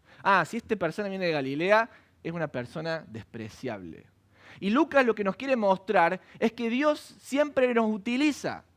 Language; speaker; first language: Spanish; native; Spanish